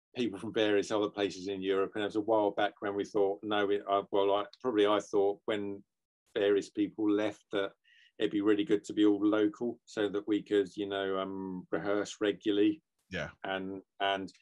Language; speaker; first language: English; native; English